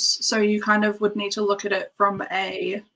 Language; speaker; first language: English; native; English